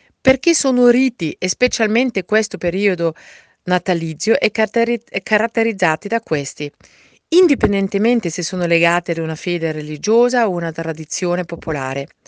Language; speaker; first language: Italian; non-native, fluent; German